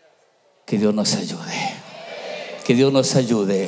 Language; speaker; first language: Spanish; native; Spanish